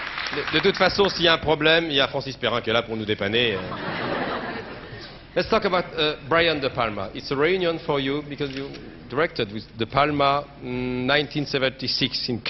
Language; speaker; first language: French; native; French